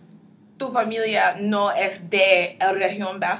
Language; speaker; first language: Spanish; non-native, learner; English